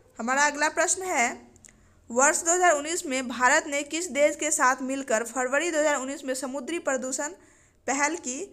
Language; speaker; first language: Hindi; native; Hindi